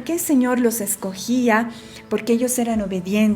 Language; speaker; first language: Spanish; native; Spanish